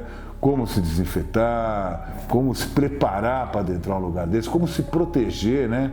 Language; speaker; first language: Portuguese; native; Portuguese